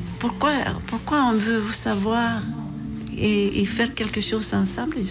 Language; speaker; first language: French; non-native, fluent; Spanish